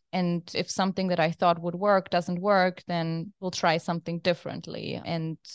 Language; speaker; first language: English; non-native, fluent; German